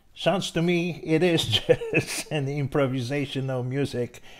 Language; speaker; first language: English; non-native, fluent; Polish